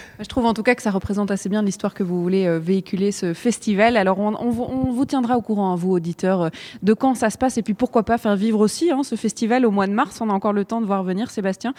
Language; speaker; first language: French; native; French